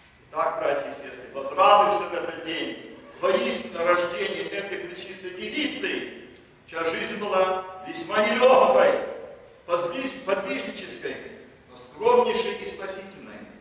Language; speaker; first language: Russian; early bilingual, heritage; Russian